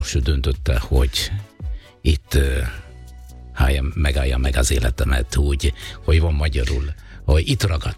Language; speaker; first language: Hungarian; non-native, fluent; Italian